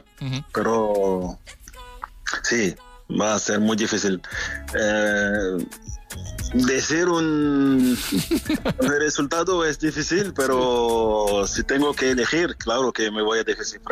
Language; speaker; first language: Spanish; non-native, fluent; French